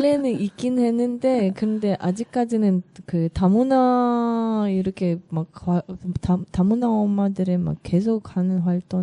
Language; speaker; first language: Korean; non-native, learner; Russian